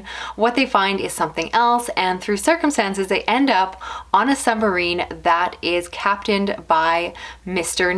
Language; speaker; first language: English; native; English